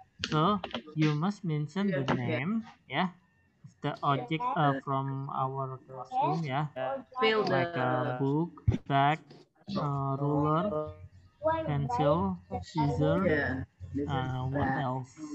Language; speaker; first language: English; non-native, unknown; Indonesian